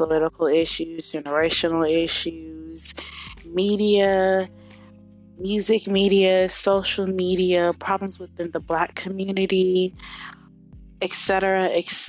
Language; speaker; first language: English; native; English